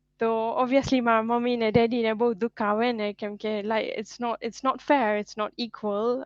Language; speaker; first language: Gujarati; early bilingual, heritage; Gujarati